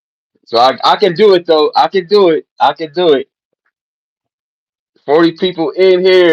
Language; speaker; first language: English; native; English